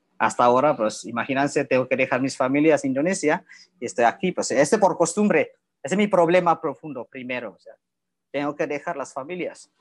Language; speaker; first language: Spanish; non-native, learner; Indonesian